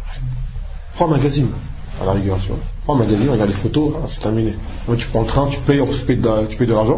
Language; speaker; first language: French; native; French